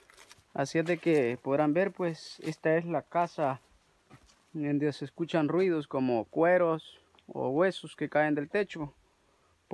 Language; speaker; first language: Spanish; native; Spanish